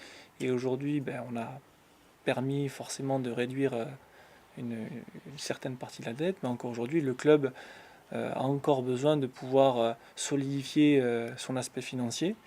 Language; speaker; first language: French; native; French